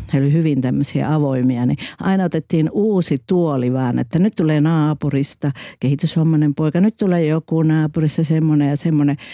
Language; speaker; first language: Finnish; native; Finnish